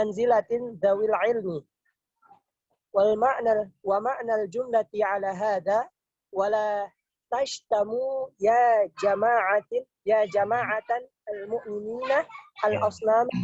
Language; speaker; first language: Arabic; non-native, learner; Indonesian